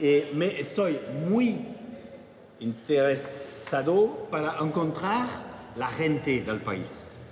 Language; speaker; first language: Spanish; non-native, learner; French